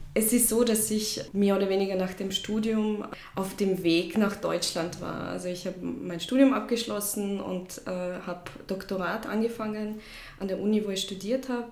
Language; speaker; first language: German; non-native, fluent; Russian